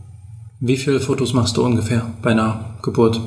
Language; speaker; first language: German; native; German